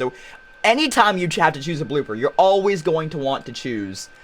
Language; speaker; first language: English; native; English